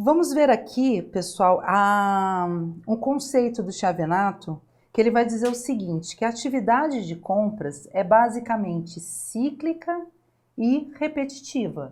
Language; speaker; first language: Portuguese; native; Portuguese